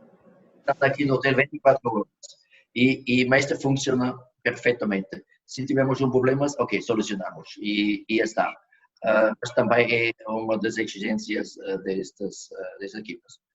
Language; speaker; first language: Portuguese; non-native, fluent; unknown